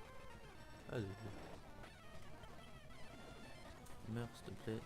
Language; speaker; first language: French; native; French